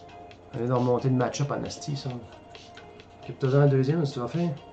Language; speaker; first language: French; native; French